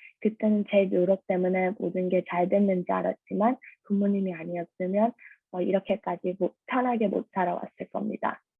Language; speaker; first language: Korean; early bilingual, heritage; Korean